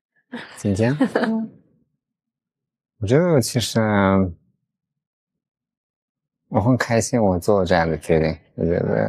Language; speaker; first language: Chinese; early bilingual, heritage; Chinese